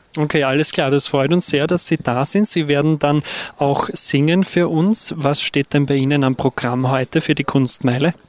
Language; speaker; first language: German; native; German